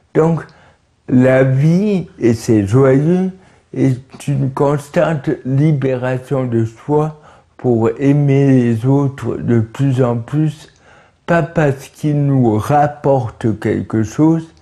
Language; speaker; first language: French; native; French